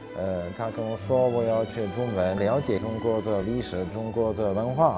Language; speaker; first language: Chinese; non-native, fluent; Czech